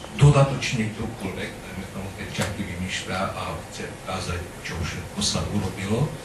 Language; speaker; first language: Slovak; non-native, local second language; Hungarian